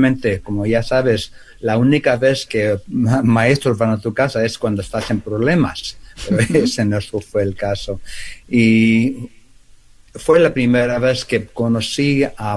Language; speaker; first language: Spanish; early bilingual, heritage; Spanish